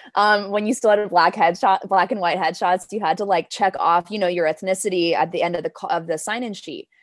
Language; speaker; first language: English; early bilingual, other home language; Danish